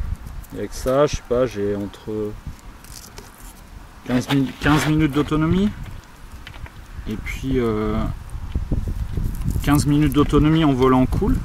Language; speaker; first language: French; native; French